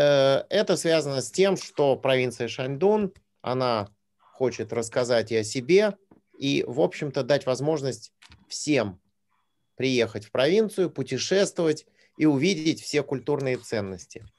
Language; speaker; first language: Russian; native; Russian